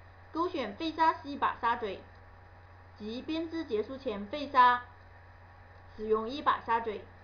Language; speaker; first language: Chinese; native; Chinese